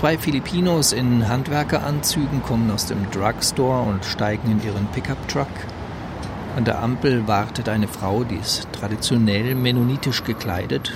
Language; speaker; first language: German; native; German